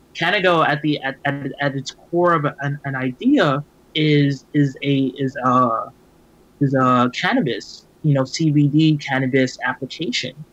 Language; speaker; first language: English; native; English